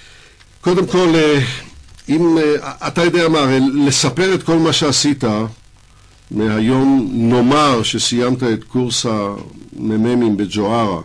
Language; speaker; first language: Hebrew; native; Hebrew